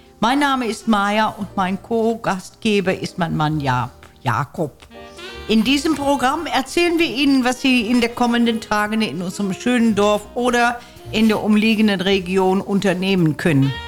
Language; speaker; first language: German; non-native, fluent; Dutch